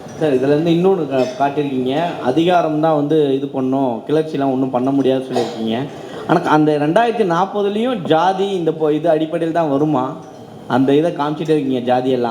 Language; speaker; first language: Tamil; native; Tamil